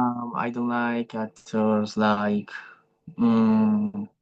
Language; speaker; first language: English; non-native, learner; Spanish